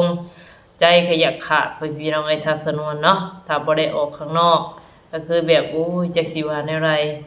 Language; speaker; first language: Thai; non-native, local second language; Lao